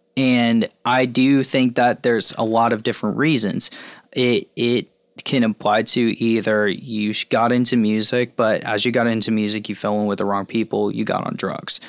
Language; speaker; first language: English; native; English